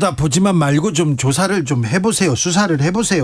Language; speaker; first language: Korean; native; Korean